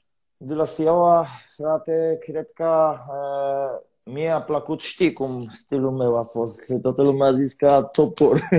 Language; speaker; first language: Romanian; non-native, learner; Polish